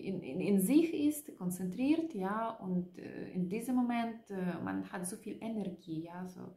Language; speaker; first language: German; non-native, learner; Russian